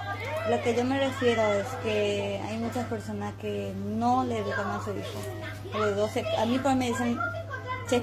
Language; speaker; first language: Spanish; non-native, local second language; Guarani